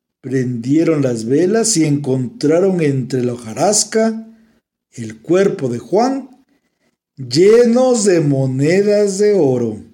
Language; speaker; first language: Spanish; native; Spanish